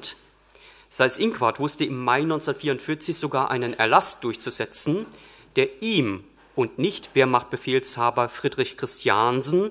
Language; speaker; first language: German; native; German